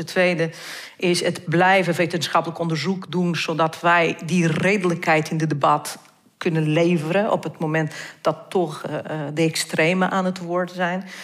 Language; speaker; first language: Dutch; non-native, fluent; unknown